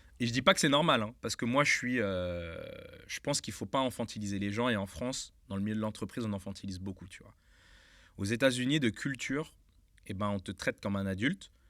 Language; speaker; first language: French; native; French